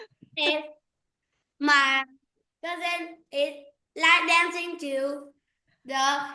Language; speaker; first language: English; non-native, learner; Vietnamese